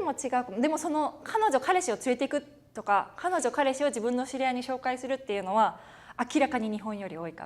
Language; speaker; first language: Japanese; native; Japanese